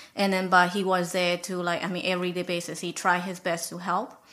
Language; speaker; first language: English; non-native, fluent; Burmese